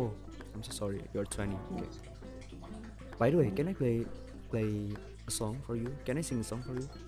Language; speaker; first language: English; non-native, fluent; Indonesian